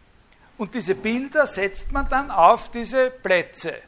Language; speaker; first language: German; native; German